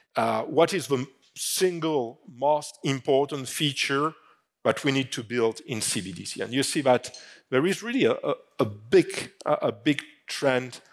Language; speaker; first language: English; non-native, fluent; French